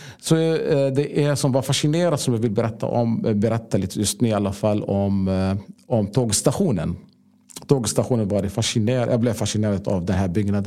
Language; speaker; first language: Swedish; non-native, fluent; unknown